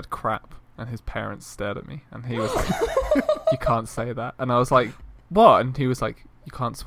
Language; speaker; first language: English; native; English